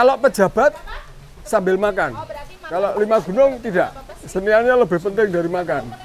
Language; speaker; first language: Indonesian; non-native, local second language; Javanese